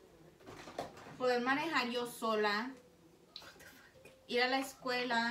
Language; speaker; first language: Spanish; early bilingual, heritage; Spanish